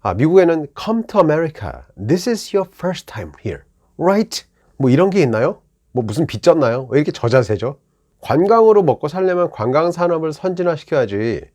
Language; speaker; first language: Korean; native; Korean